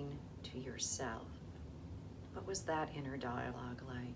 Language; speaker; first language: English; native; English